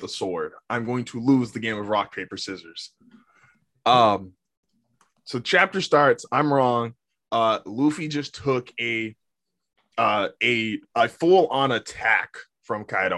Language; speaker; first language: English; native; English